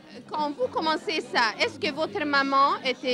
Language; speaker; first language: French; non-native, learner; Serbian